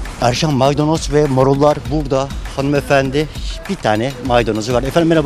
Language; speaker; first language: Turkish; native; Turkish